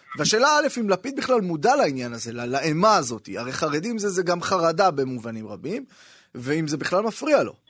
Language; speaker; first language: Hebrew; native; Hebrew